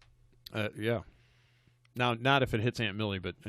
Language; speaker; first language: English; native; English